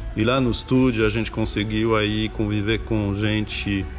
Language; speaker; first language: Portuguese; non-native, fluent; French